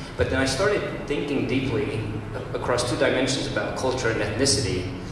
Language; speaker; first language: English; early bilingual, other home language; Romanian